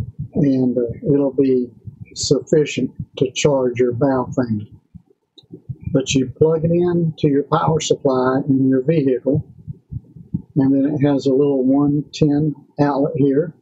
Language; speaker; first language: English; native; English